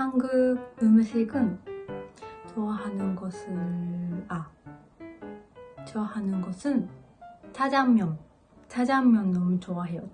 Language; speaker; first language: Korean; non-native, learner; Japanese